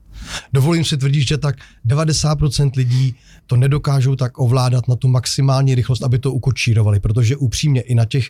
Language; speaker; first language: Czech; native; Czech